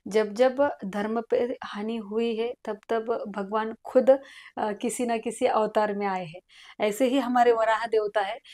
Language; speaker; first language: Hindi; non-native, local second language; Marathi